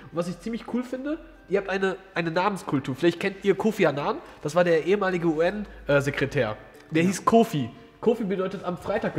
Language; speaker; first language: German; early bilingual, other home language; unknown